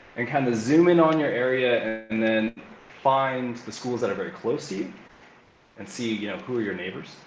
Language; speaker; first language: English; native; English